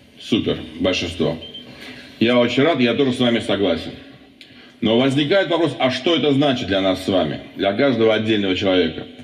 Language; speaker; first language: Russian; non-native, local second language; Armenian